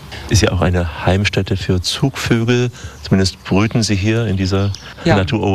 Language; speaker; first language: German; native; German